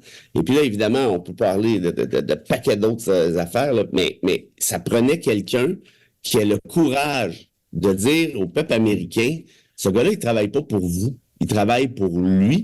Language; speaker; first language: French; native; French